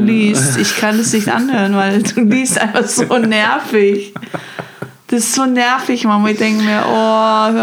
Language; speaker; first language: German; non-native, fluent; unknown